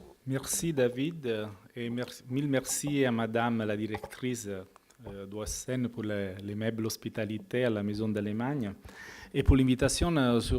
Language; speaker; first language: French; non-native, fluent; Italian